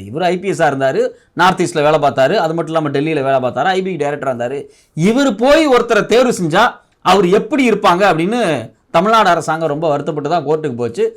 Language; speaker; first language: Tamil; native; Tamil